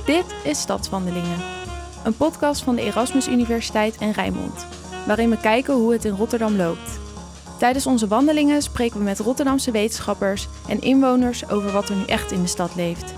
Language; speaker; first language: Dutch; native; Dutch